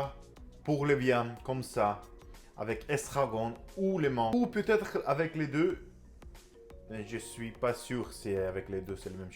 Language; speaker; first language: French; non-native, learner; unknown